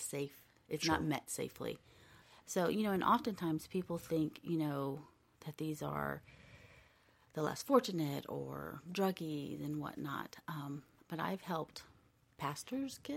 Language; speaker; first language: English; native; English